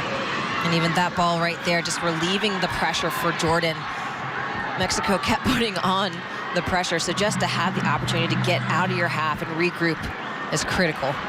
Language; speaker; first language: English; native; English